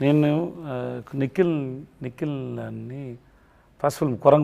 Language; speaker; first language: Telugu; non-native, learner; Tamil